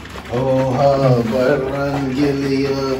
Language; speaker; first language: Turkish; non-native, learner; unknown